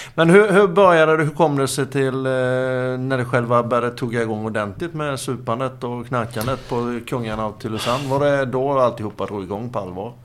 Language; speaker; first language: Swedish; native; Swedish